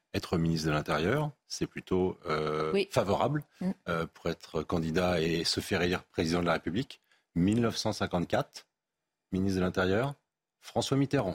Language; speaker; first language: French; native; French